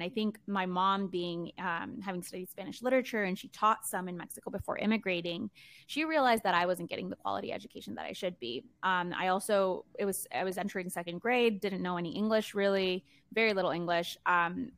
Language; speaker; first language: English; early bilingual, other home language; Spanish